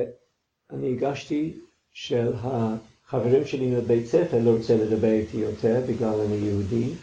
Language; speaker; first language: Hebrew; non-native, fluent; English